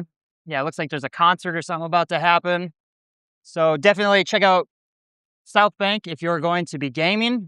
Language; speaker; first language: English; native; English